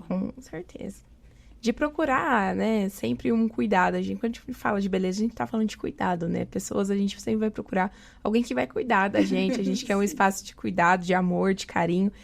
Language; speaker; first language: Portuguese; native; Portuguese